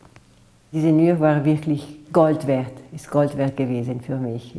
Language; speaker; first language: German; non-native, fluent; Italian